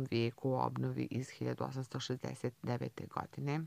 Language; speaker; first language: Croatian; native; Croatian